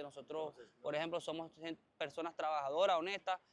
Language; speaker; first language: Spanish; native; Spanish